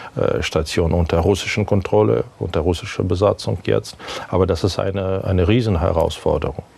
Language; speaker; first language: German; non-native, fluent; Ukrainian